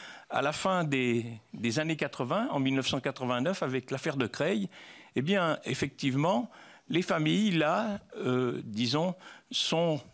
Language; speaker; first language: French; native; French